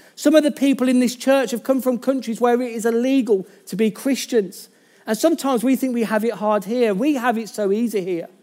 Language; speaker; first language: English; native; English